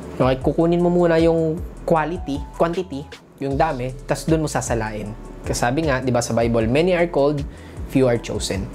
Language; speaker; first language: Filipino; native; Filipino